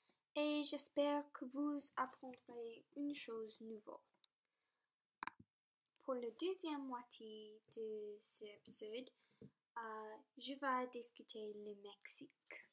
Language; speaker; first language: French; non-native, local second language; English